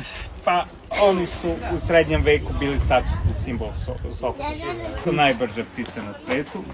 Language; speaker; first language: Bosnian; native; Bosnian